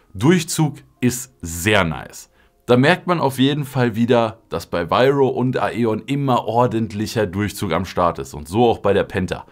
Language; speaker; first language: German; native; German